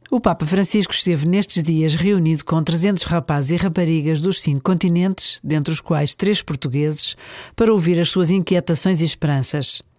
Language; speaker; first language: Portuguese; native; Portuguese